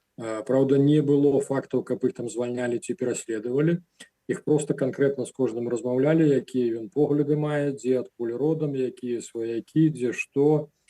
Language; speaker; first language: Belarusian; non-native, local second language; Russian